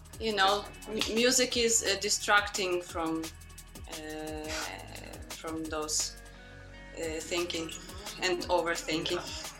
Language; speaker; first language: English; non-native, fluent; Ukrainian